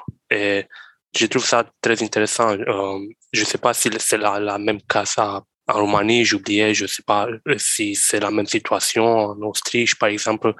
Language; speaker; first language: French; non-native, learner; Romanian